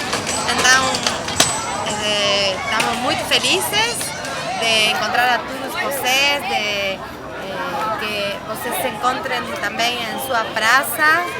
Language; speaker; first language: Portuguese; non-native, fluent; Spanish